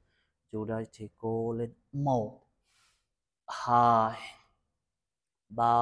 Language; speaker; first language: Vietnamese; non-native, learner; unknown